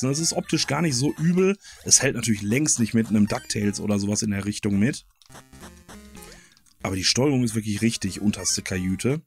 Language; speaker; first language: German; native; German